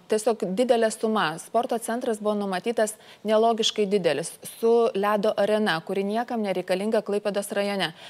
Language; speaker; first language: Lithuanian; native; Lithuanian